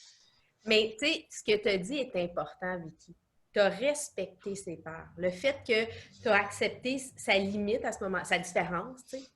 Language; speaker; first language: French; native; French